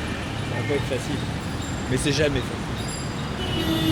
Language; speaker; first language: French; native; French